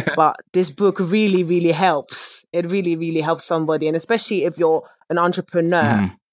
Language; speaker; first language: English; early bilingual, other home language; Dutch